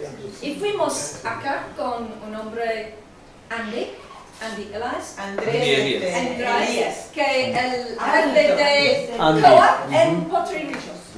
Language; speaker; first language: Spanish; non-native, learner; English